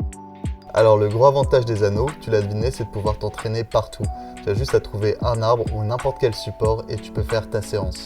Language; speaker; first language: French; native; French